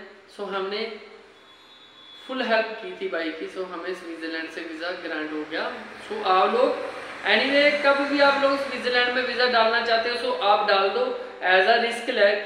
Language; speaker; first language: Hindi; non-native, local second language; Punjabi